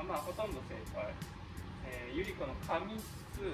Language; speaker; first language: Japanese; native; Japanese